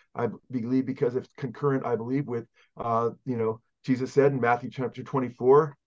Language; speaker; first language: English; native; English